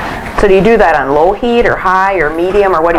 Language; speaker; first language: English; native; English